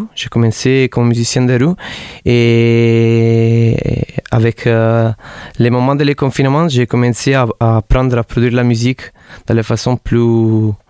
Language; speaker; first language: French; non-native, learner; Italian